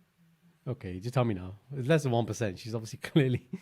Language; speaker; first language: English; early bilingual, other home language; Punjabi